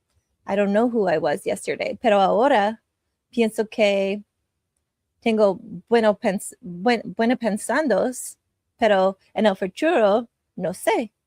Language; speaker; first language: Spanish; non-native, learner; English